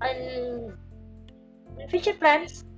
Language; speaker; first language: English; non-native, learner; Indonesian